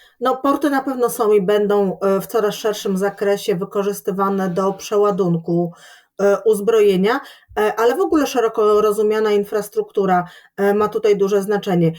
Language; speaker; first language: Polish; native; Polish